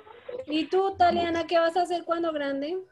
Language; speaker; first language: Spanish; native; Spanish